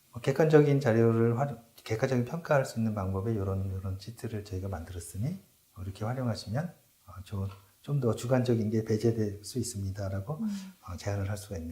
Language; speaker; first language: Korean; native; Korean